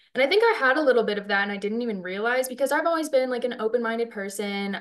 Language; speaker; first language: English; native; English